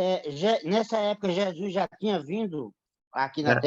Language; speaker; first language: Portuguese; native; Portuguese